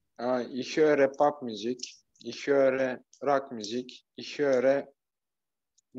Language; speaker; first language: German; non-native, learner; Turkish